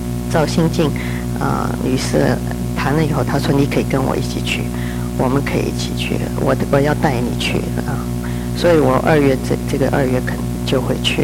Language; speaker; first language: Chinese; early bilingual, heritage; Chinese